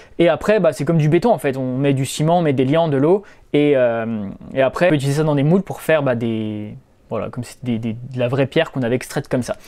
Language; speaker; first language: French; native; French